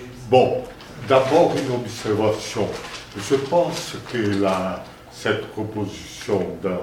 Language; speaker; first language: French; non-native, fluent; Spanish